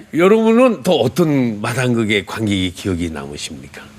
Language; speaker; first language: Korean; native; Korean